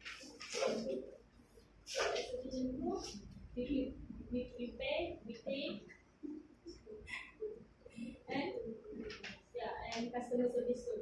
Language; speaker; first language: English; non-native, local second language; Malay